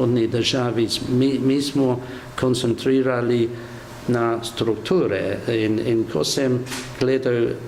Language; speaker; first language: Slovenian; non-native, learner; English